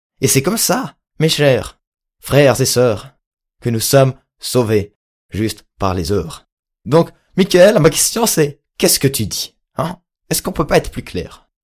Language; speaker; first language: French; native; French